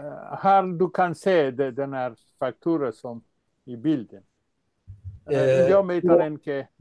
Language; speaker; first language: Swedish; non-native, fluent; Persian